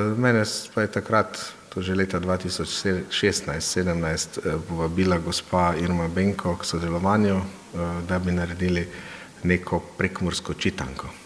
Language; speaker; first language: Slovenian; native; Slovenian